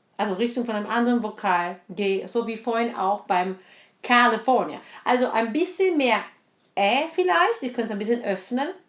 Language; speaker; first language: German; non-native, fluent; Italian